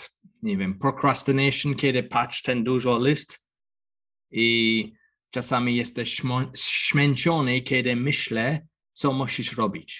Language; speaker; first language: Polish; non-native, learner; English